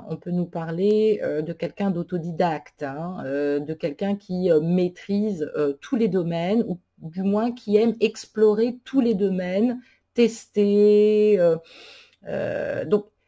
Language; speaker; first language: French; native; French